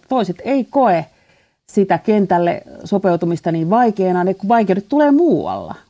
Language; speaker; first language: Finnish; native; Finnish